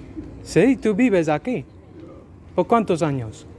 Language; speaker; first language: Spanish; non-native, learner; English